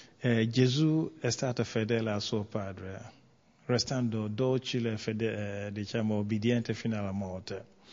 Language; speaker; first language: Italian; non-native, fluent; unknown